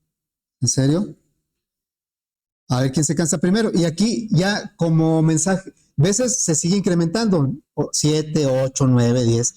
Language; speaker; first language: Spanish; native; Spanish